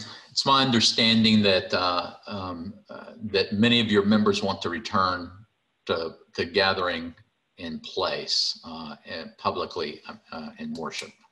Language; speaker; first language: English; native; English